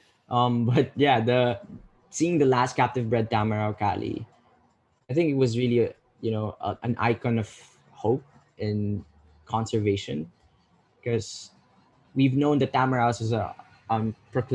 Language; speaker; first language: English; non-native, local second language; Filipino